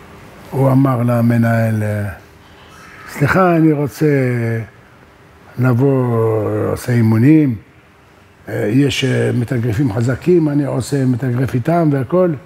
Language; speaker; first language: Hebrew; non-native, learner; French